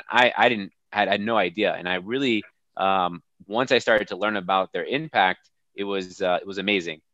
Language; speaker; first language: English; native; English